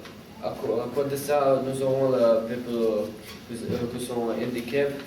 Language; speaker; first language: French; non-native, learner; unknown